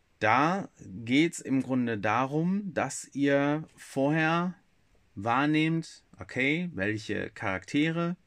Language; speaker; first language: German; native; German